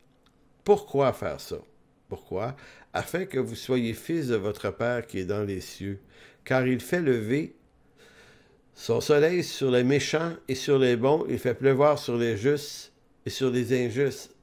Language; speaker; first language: French; native; French